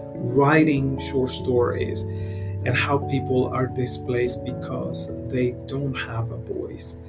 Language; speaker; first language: English; non-native, fluent; Spanish